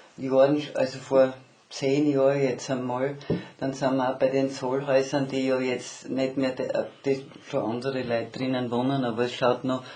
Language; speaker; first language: German; native; German